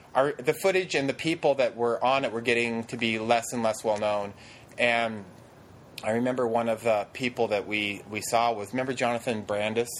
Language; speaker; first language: English; native; English